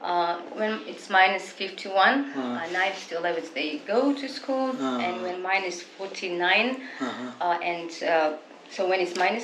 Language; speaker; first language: English; non-native, learner; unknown